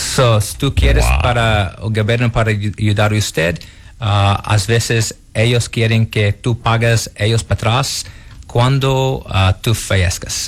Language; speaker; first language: Spanish; non-native, learner; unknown